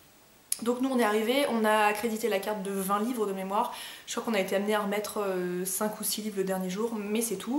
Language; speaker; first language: French; native; French